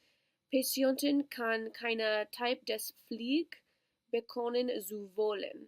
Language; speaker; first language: German; non-native, learner; English